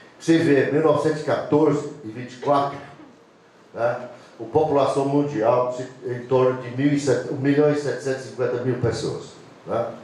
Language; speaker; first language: Portuguese; non-native, fluent; English